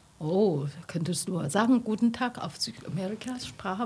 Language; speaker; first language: German; non-native, learner; Chinese